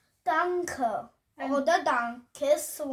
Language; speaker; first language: German; non-native, learner; Hindi